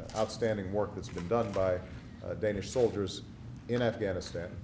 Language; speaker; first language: English; native; English